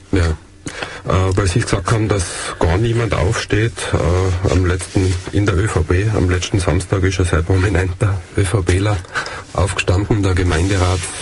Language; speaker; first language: German; native; German